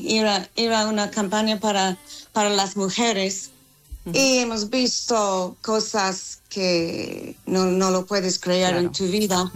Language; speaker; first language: Spanish; non-native, fluent; English